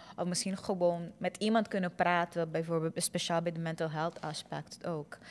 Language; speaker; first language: Dutch; non-native, local second language; Papiamento